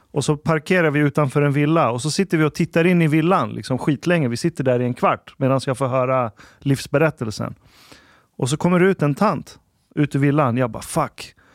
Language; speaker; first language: Swedish; early bilingual, other home language; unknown